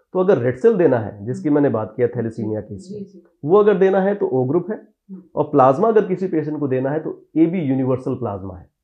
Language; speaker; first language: Hindi; native; Hindi